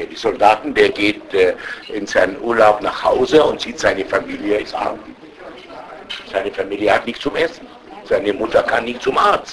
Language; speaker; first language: German; non-native, fluent; Arabic